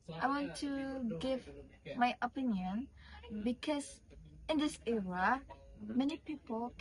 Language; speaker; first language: English; non-native, learner; Indonesian